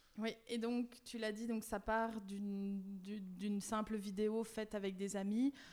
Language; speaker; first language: French; native; French